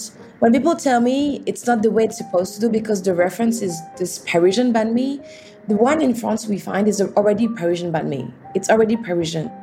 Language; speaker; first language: English; non-native, fluent; French